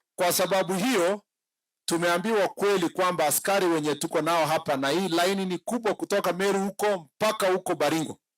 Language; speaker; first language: Swahili; non-native, local second language; Kalenjin